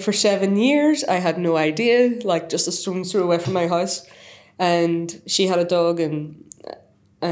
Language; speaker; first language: English; native; English